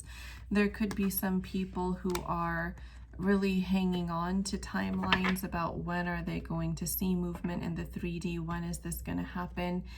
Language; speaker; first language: English; native; English